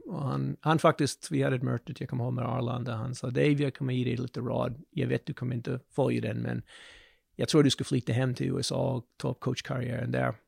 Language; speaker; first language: Swedish; non-native, fluent; English